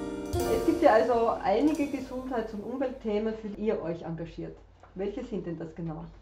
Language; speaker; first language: German; native; German